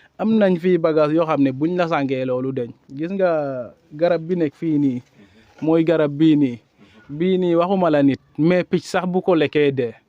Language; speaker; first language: Wolof; non-native, local second language; Serer